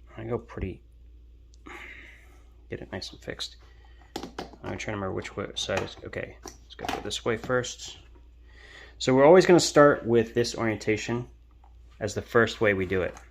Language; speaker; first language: English; native; English